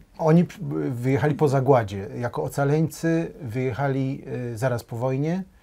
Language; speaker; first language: Polish; native; Polish